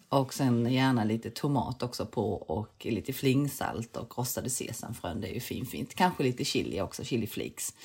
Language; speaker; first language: Swedish; early bilingual, other home language; Korean